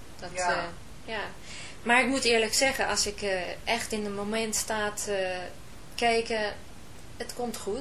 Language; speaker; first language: Dutch; non-native, fluent; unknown